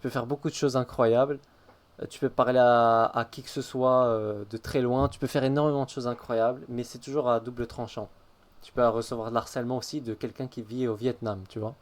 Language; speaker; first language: French; native; French